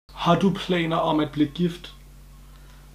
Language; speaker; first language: Danish; early bilingual, other home language; Turkish